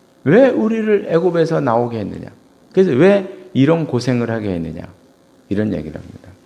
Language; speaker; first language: Korean; native; Korean